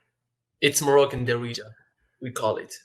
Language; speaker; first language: English; non-native, fluent; Arabic